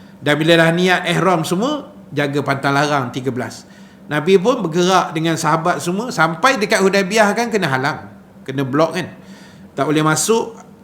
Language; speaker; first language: Malay; native; Malay